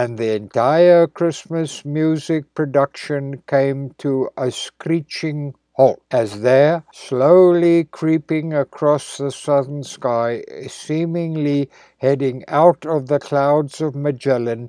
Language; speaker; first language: English; native; English